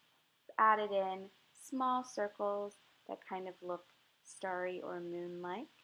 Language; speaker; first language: English; native; English